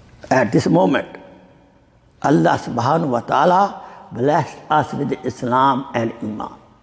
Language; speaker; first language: English; non-native, local second language; Urdu